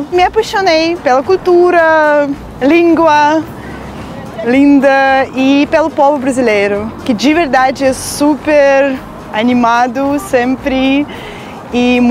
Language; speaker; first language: Portuguese; non-native, fluent; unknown